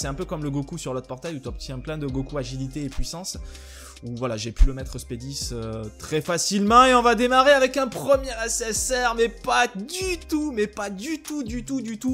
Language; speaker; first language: French; native; French